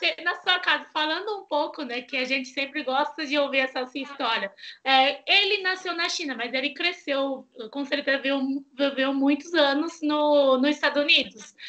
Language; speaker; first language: Portuguese; non-native, fluent; Chinese